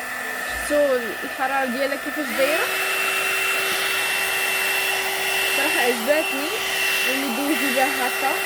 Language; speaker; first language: Arabic; native; Arabic